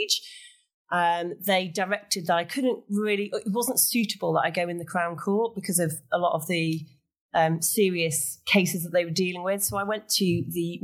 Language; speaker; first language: English; native; English